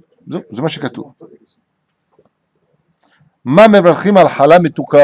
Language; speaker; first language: Hebrew; non-native, fluent; French